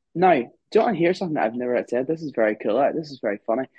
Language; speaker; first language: English; native; English